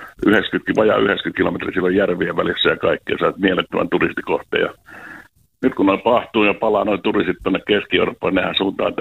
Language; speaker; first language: Finnish; native; Finnish